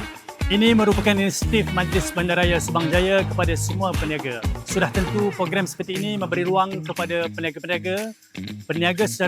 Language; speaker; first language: Malay; native; Malay